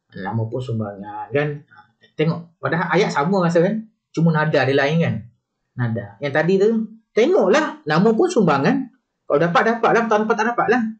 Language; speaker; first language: Malay; native; Malay